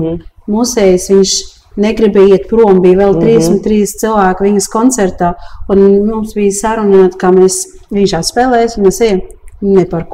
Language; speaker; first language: Latvian; early bilingual, heritage; Latvian